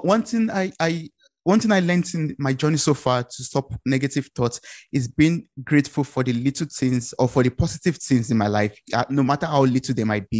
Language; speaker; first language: English; non-native, local second language; Yoruba